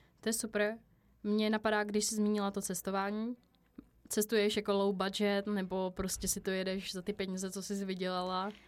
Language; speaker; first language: Czech; native; Czech